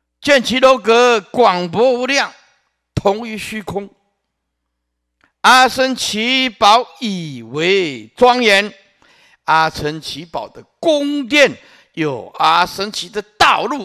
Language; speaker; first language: Chinese; non-native, local second language; Min Nan Chinese